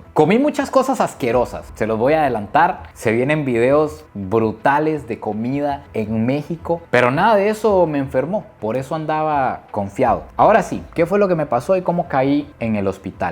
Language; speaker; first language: Spanish; native; Spanish